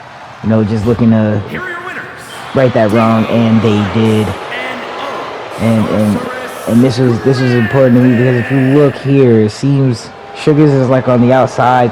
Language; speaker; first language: English; native; English